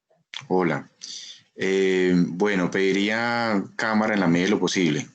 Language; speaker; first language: Spanish; native; Spanish